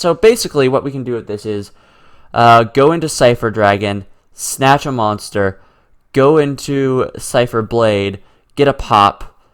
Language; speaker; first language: English; native; English